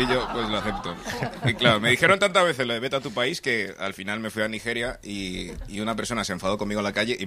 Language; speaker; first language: Spanish; early bilingual, other home language; English